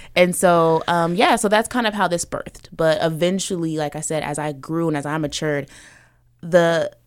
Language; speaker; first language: English; early bilingual, other home language; Yoruba